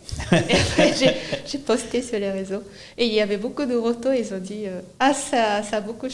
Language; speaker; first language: French; non-native, fluent; Japanese